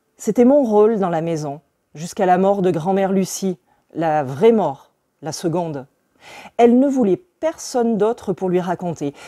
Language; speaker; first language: French; native; French